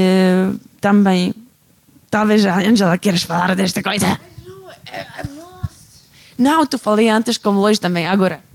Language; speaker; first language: Portuguese; non-native, learner; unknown